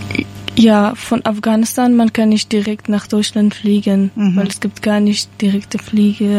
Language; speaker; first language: German; non-native, learner; Persian